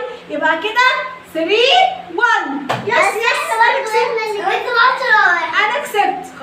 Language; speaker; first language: Arabic; native; Arabic